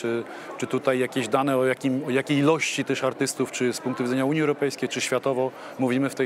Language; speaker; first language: Polish; native; Polish